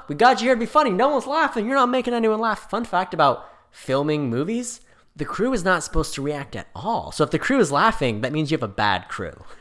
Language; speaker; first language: English; native; English